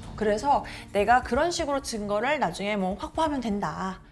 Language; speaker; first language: Korean; native; Korean